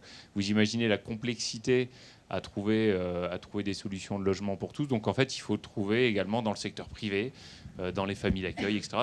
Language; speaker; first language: French; native; French